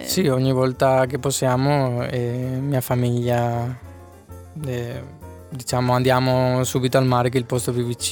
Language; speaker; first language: Italian; non-native, fluent; Spanish